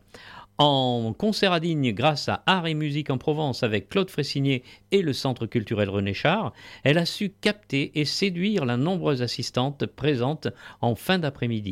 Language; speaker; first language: French; native; French